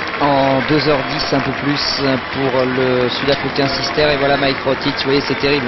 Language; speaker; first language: French; native; French